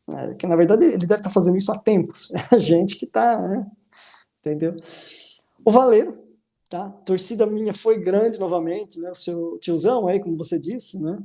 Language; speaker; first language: Portuguese; native; Portuguese